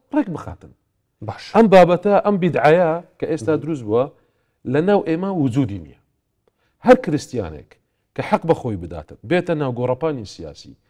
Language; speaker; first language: Central Kurdish; non-native, local second language; Assyrian Neo-Aramaic